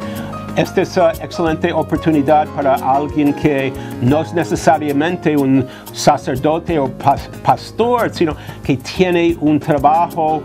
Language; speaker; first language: Spanish; non-native, fluent; English